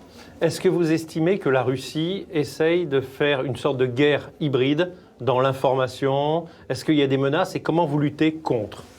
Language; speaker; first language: French; native; French